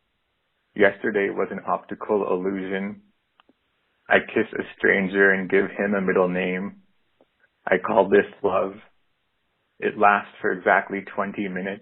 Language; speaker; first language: English; native; English